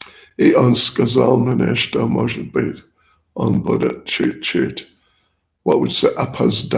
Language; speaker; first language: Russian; non-native, learner; English